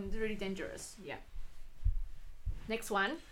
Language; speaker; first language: English; non-native, fluent; Chinese